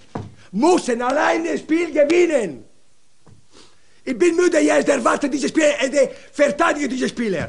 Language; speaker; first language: German; non-native, learner; Italian